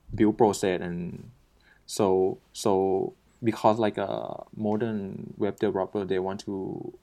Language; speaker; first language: English; non-native, learner; Thai